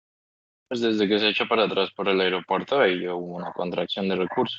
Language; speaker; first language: Spanish; native; Spanish